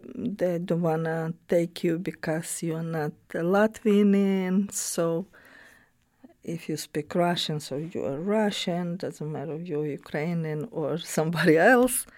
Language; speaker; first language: English; non-native, learner; Ukrainian